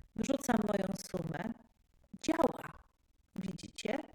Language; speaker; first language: Polish; native; Polish